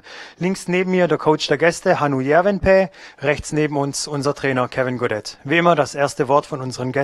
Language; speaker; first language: German; native; German